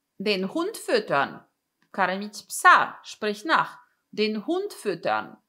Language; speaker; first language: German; non-native, fluent; Polish